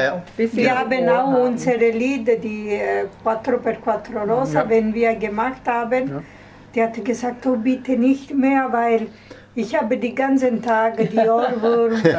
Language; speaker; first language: German; non-native, learner; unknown